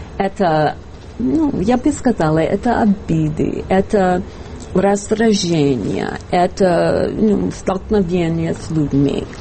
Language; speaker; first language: Russian; non-native, fluent; English